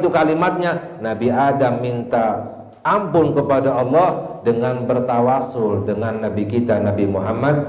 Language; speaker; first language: Indonesian; native; Indonesian